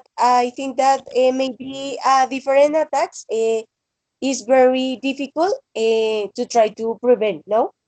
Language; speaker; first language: English; non-native, learner; Spanish